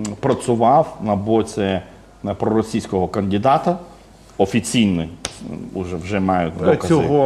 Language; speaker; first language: Ukrainian; non-native, fluent; Georgian